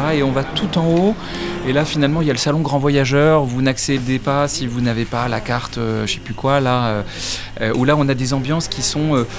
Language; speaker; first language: French; native; French